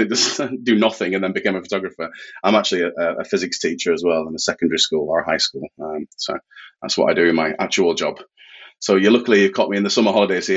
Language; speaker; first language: English; native; English